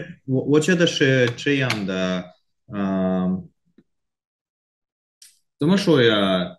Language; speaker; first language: Chinese; non-native, learner; Korean